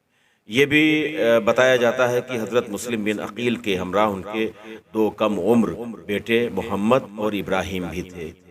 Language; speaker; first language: Urdu; native; Urdu